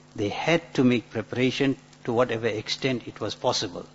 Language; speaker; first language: English; native; English